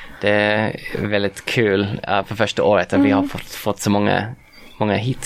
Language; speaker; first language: Swedish; non-native, fluent; English